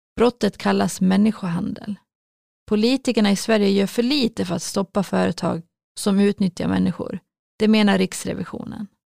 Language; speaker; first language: Swedish; native; Swedish